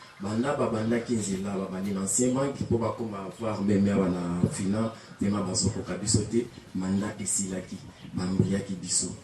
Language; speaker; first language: Lingala; non-native, local second language; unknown